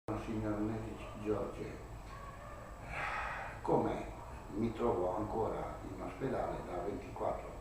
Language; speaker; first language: Italian; non-native, learner; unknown